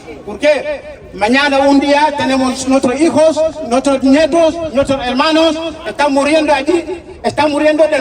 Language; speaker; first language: Spanish; non-native, learner; Wolof